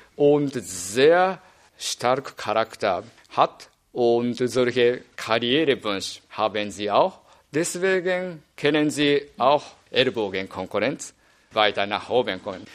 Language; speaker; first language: German; non-native, learner; Japanese